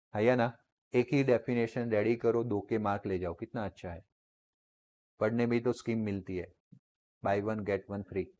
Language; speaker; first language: Hindi; non-native, local second language; Gujarati